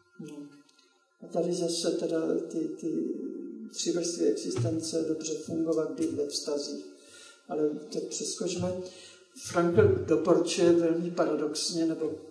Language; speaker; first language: Czech; native; Czech